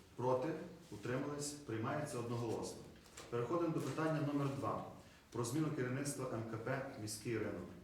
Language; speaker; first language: Ukrainian; native; Ukrainian